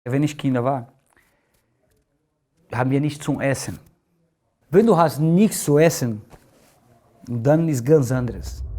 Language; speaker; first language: German; non-native, learner; Portuguese